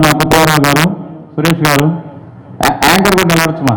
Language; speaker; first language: Telugu; native; Telugu